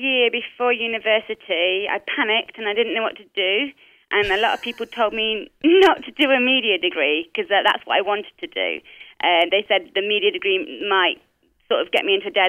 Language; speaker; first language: English; native; English